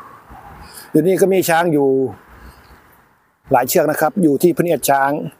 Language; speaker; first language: Thai; native; Thai